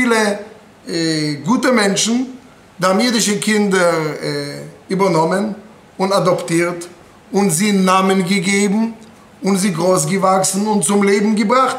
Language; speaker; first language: German; non-native, fluent; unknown